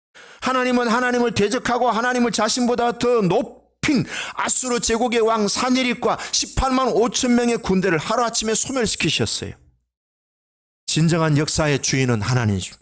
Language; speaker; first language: Korean; native; Korean